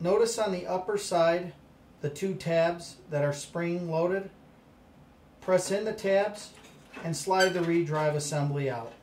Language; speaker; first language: English; native; English